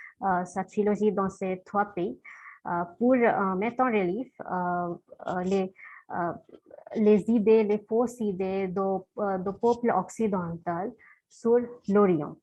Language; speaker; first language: French; non-native, fluent; Bangla